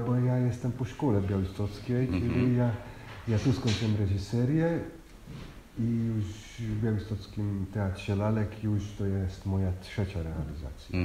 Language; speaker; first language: Polish; non-native, fluent; Hungarian